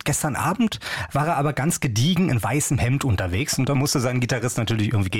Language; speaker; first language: German; native; German